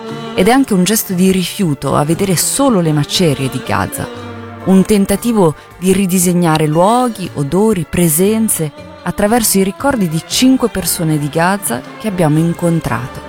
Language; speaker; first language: Italian; native; Italian